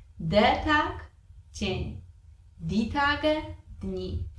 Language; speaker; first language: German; non-native, fluent; Polish